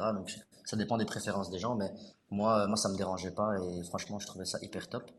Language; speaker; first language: French; native; French